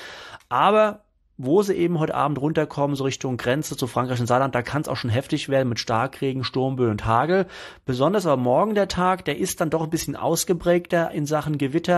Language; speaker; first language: German; native; German